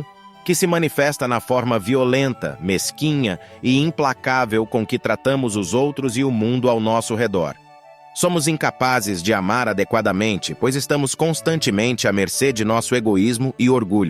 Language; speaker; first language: Portuguese; native; Portuguese